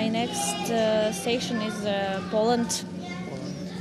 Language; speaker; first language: English; non-native, learner; Ukrainian